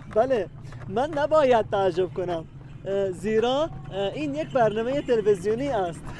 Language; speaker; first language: Persian; non-native, learner; Arabic